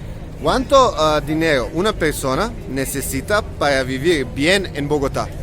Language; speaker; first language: Spanish; non-native, learner; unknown